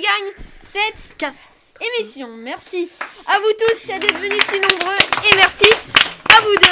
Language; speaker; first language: French; native; French